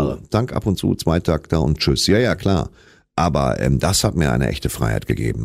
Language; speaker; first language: German; native; German